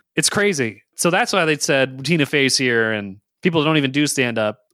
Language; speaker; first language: English; native; English